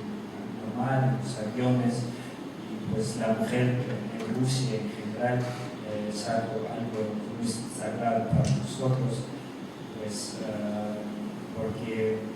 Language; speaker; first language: Spanish; non-native, fluent; Russian